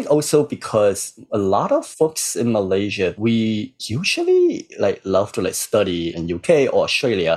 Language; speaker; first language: English; non-native, local second language; Cantonese